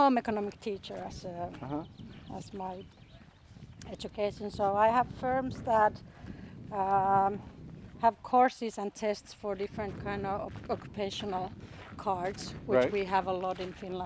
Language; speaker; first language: English; non-native, fluent; Finnish